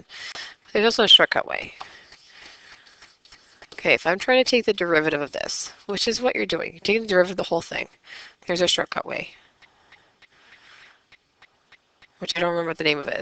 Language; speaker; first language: English; native; English